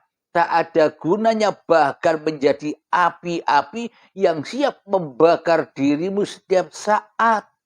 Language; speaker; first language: Indonesian; non-native, local second language; Javanese